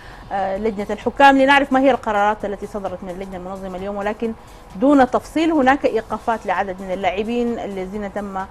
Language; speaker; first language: Arabic; native; Arabic